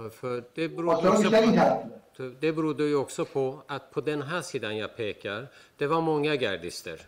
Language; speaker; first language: Swedish; non-native, fluent; Persian